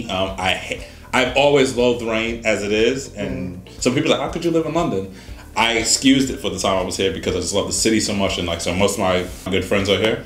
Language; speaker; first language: English; native; English